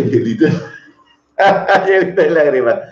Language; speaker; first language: Spanish; native; Spanish